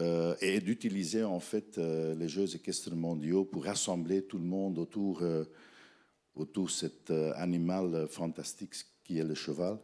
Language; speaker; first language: French; non-native, fluent; Dutch